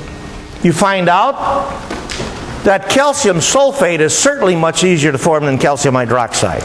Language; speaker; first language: English; native; English